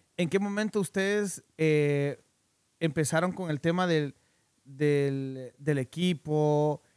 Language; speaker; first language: Spanish; native; Spanish